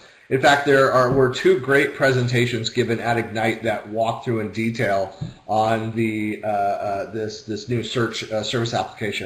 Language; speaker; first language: English; native; English